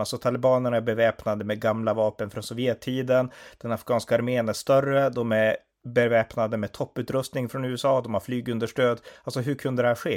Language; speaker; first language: Swedish; native; Swedish